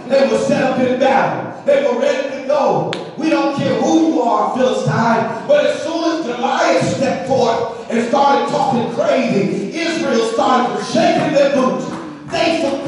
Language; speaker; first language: English; native; English